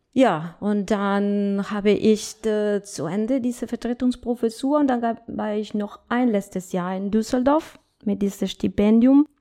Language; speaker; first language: German; non-native, fluent; Spanish